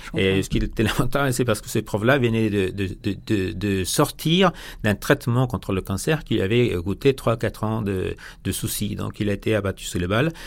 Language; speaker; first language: French; non-native, fluent; Spanish